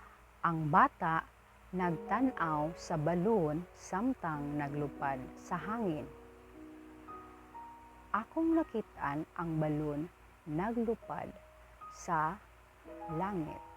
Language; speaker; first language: Cebuano; non-native, learner; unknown